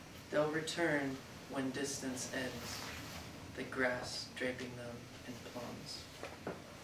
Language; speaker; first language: English; native; English